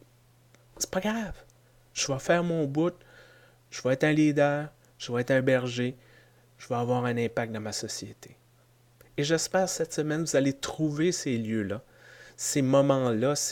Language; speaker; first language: French; native; French